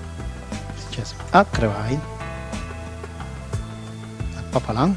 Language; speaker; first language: Russian; non-native, learner; Italian